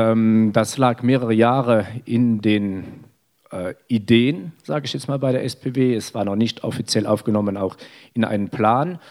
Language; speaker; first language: German; native; German